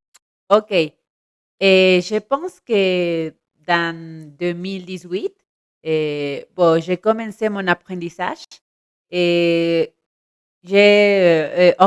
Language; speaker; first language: French; non-native, learner; Spanish